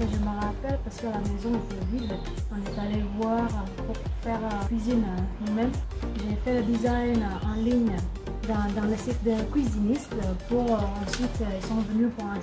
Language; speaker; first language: French; non-native, fluent; Indonesian